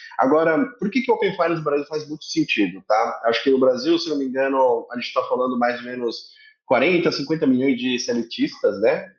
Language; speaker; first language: Portuguese; early bilingual, other home language; Korean